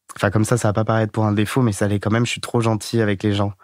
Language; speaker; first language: French; native; French